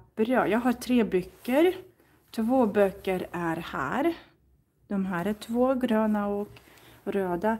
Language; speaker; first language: Swedish; non-native, fluent; Russian